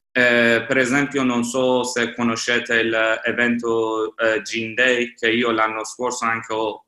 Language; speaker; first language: Italian; non-native, fluent; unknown